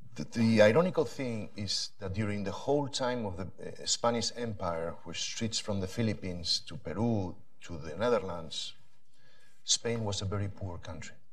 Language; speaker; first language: English; non-native, fluent; Spanish